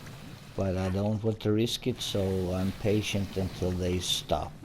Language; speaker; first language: English; non-native, fluent; Swedish